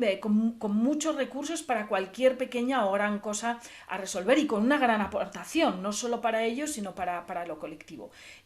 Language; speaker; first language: Spanish; native; Spanish